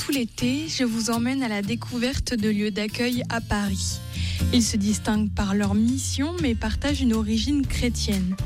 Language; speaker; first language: French; native; French